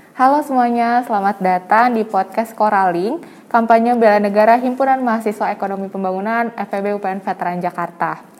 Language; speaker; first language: Indonesian; native; Indonesian